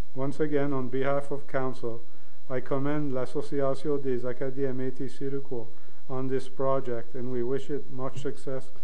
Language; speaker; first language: English; non-native, local second language; French